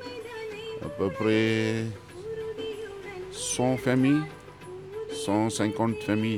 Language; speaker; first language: French; non-native, learner; Tamil